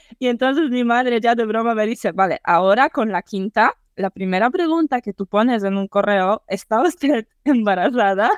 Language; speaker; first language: Spanish; non-native, fluent; Polish